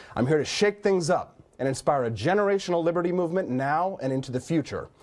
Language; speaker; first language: English; native; English